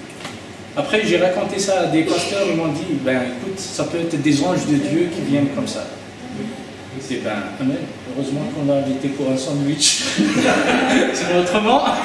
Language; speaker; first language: French; native; French